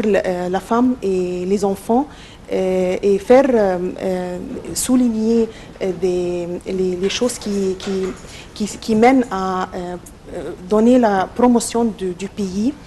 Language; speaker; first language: French; non-native, local second language; Arabic